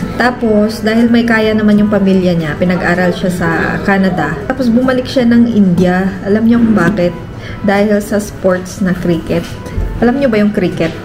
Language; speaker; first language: Filipino; native; Filipino